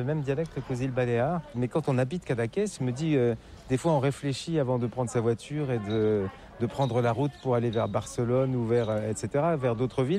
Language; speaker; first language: French; native; French